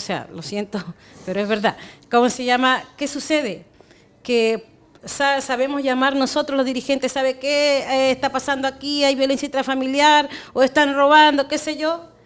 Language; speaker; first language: Spanish; native; Spanish